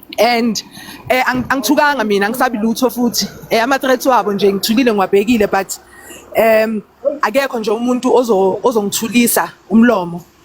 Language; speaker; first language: Zulu; native; Zulu